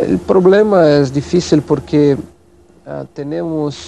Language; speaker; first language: Spanish; non-native, fluent; Portuguese